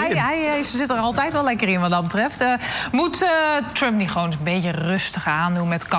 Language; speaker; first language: Dutch; native; Dutch